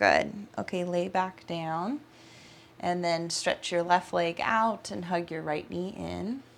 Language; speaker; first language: English; native; English